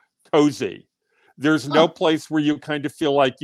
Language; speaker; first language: English; native; English